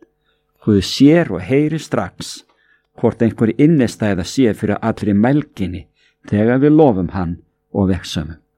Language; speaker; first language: Icelandic; native; Icelandic